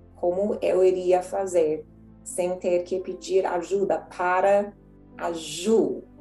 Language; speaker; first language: Portuguese; non-native, fluent; English